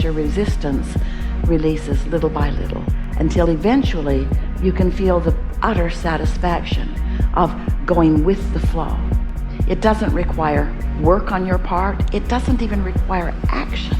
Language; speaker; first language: English; native; English